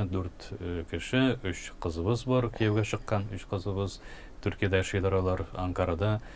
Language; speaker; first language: Tatar; early bilingual, heritage; Tatar